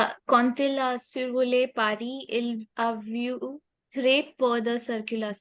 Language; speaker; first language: French; non-native, learner; Hindi